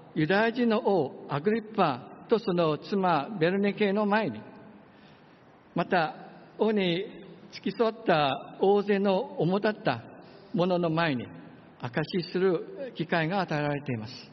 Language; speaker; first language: Japanese; non-native, fluent; English